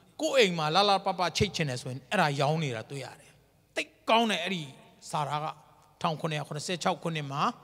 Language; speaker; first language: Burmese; non-native, local second language; Kachin